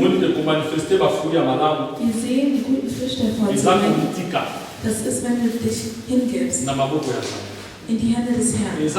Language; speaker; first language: German; non-native, fluent; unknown